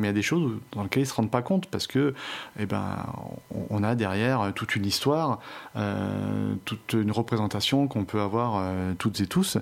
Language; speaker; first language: French; native; French